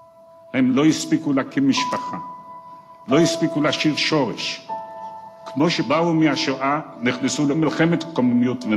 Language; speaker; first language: Hebrew; non-native, fluent; Yiddish